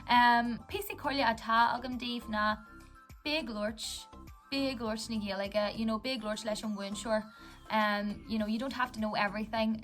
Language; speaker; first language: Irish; non-native, local second language; English